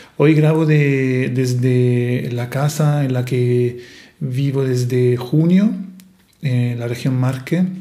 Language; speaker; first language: Spanish; non-native, fluent; Italian